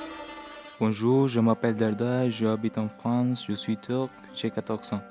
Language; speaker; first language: French; non-native, learner; Turkish